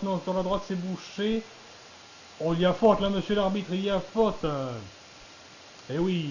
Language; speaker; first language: French; native; French